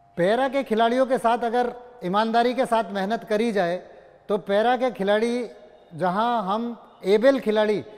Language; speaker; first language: Hindi; non-native, local second language; Gujarati